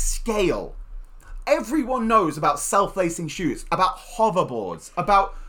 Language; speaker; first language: English; native; English